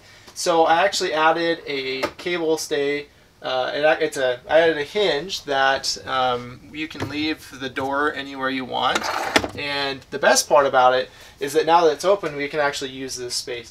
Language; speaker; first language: English; native; English